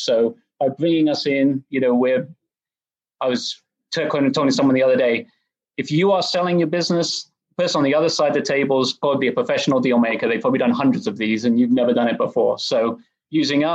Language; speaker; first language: English; native; English